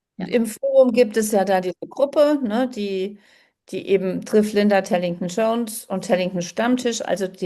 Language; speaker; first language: German; native; German